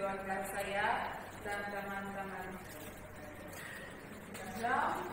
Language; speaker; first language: Indonesian; non-native, learner; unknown